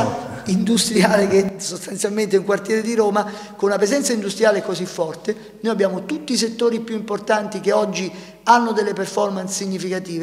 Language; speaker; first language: Italian; native; Italian